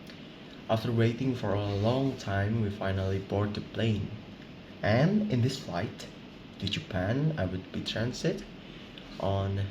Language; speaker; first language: English; non-native, learner; Indonesian